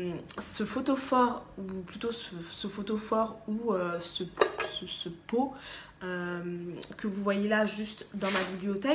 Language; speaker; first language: French; native; French